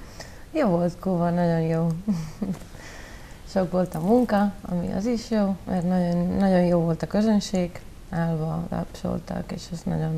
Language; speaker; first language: Hungarian; non-native, learner; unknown